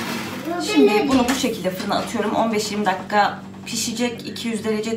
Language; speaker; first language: Turkish; native; Turkish